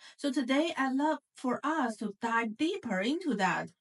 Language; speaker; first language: English; non-native, fluent; Chinese